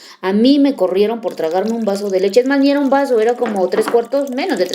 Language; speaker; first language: Spanish; native; Spanish